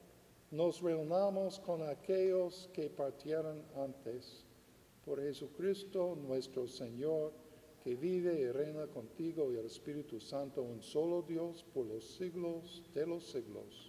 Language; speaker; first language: Spanish; non-native, fluent; English